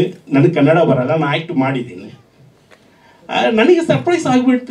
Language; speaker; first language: Kannada; non-native, learner; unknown